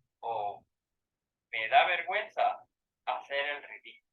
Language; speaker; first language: Spanish; non-native, fluent; Ukrainian